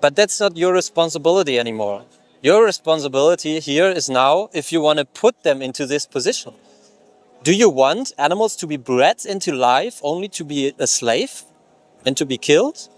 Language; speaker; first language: English; non-native, fluent; German